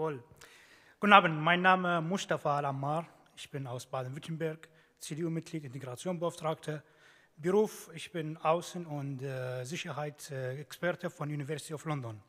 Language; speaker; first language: German; non-native, fluent; Arabic